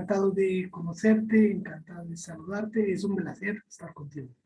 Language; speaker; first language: Spanish; non-native, fluent; Arabic